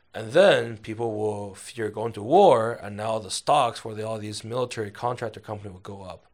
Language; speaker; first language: English; early bilingual, other home language; Chinese